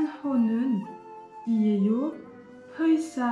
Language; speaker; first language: Korean; non-native, learner; French